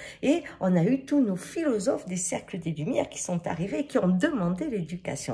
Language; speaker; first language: French; native; French